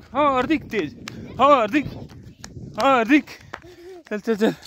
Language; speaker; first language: Hindi; native; Hindi